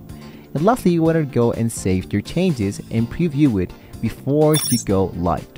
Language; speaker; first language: English; non-native, fluent; Spanish